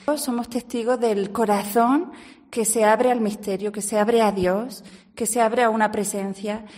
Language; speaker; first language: Spanish; native; Spanish